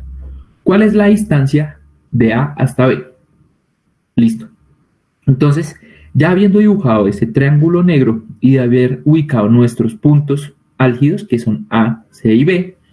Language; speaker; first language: Spanish; native; Spanish